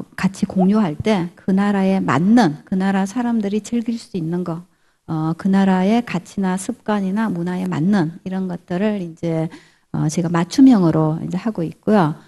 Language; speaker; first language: Korean; native; Korean